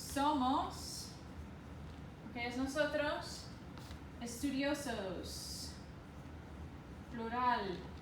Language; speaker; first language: Spanish; non-native, fluent; English